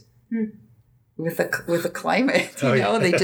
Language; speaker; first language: English; non-native, fluent; Greek